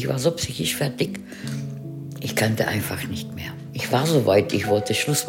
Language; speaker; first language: German; non-native, fluent; Czech